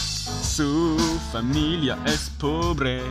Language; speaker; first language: Spanish; non-native, learner; French